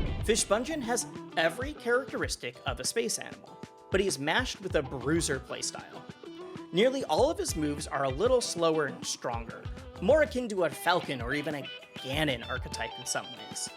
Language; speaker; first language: English; native; English